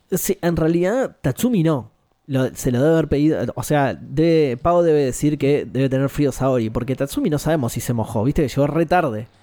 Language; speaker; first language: Spanish; native; Spanish